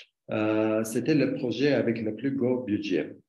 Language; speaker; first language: French; non-native, learner; Armenian